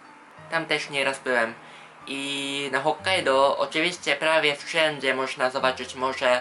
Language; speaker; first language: Polish; non-native, fluent; Japanese